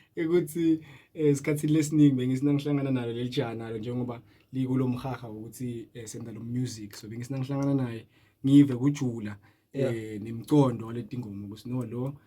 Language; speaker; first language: Zulu; non-native, local second language; Swati